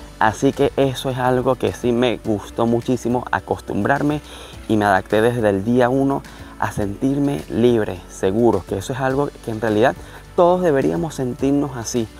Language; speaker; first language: Spanish; native; Spanish